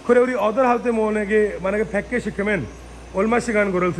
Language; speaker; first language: Korean; non-native, learner; Hindi